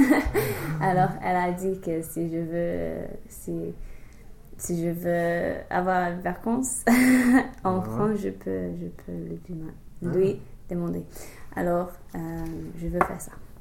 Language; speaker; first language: French; non-native, fluent; English